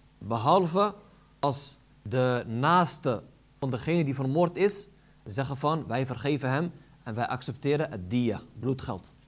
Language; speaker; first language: Dutch; early bilingual, other home language; Arabic